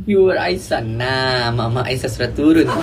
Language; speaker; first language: Malay; native; Malay